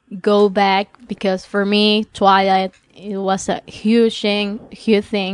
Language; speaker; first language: English; non-native, fluent; Spanish